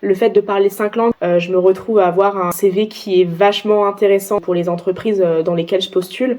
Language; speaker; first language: French; native; French